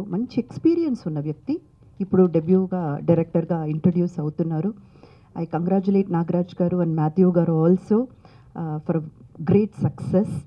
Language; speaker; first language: Telugu; native; Telugu